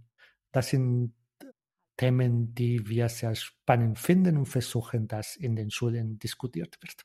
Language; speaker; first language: German; non-native, fluent; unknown